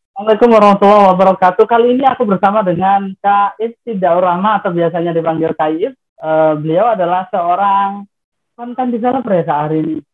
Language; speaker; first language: Indonesian; non-native, local second language; Javanese